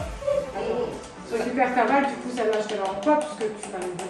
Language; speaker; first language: French; native; French